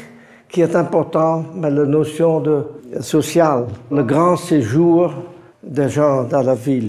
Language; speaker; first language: French; non-native, fluent; Dutch